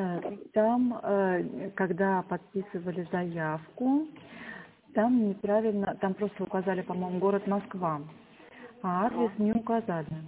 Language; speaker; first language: Russian; native; Russian